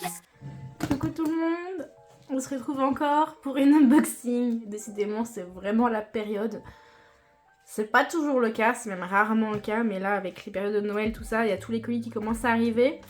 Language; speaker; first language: French; native; French